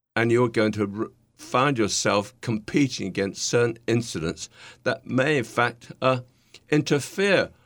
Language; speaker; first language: English; native; English